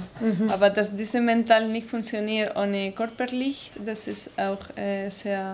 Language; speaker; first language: German; non-native, learner; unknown